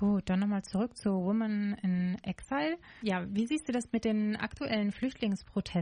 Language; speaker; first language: German; native; German